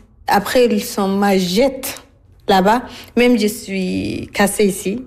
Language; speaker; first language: French; non-native, learner; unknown